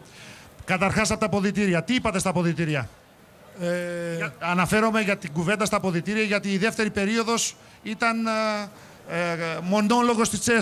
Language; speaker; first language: Greek; native; Greek